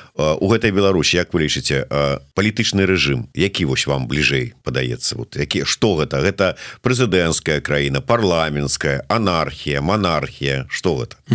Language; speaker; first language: Belarusian; native; Belarusian